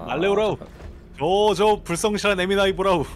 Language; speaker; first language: Korean; native; Korean